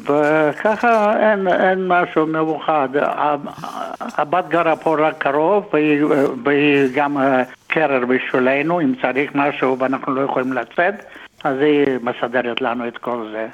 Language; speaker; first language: Hebrew; non-native, fluent; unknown